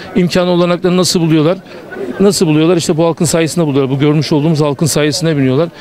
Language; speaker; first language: Turkish; native; Turkish